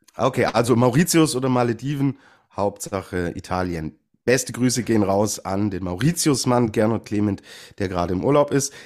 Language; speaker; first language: German; native; German